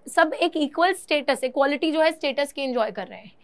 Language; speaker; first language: Hindi; native; Hindi